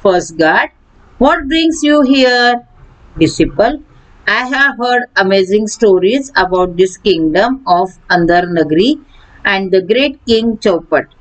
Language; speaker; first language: English; non-native, local second language; Marathi